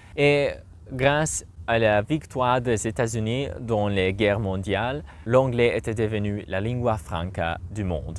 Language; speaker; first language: French; non-native, learner; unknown